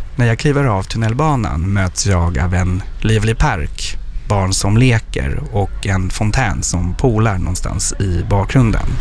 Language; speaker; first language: Swedish; non-native, fluent; French